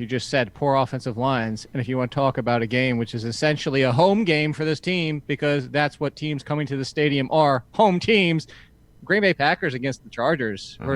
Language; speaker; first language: English; native; English